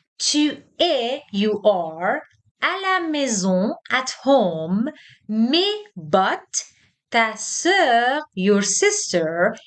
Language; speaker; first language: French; non-native, fluent; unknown